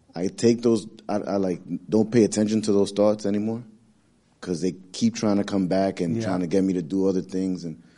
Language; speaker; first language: English; native; English